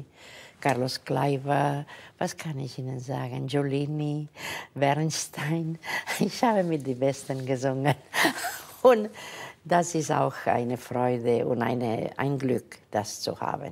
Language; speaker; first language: German; non-native, fluent; Catalan